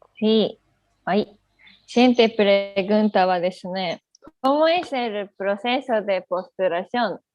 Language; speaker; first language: Spanish; non-native, learner; Japanese